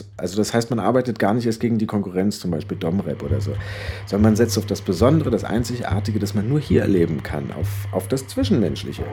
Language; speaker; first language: German; native; German